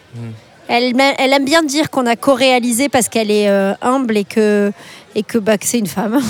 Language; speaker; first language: French; native; French